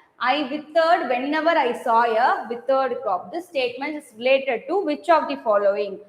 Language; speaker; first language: English; non-native, local second language; Tamil